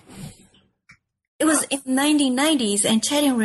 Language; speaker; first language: English; non-native, fluent; Chinese